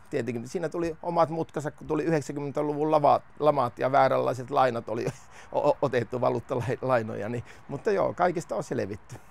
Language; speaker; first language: Finnish; native; Finnish